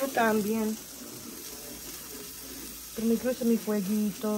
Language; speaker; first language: Spanish; non-native, learner; English